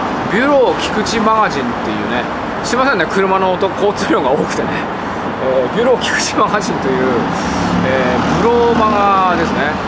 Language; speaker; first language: Japanese; native; Japanese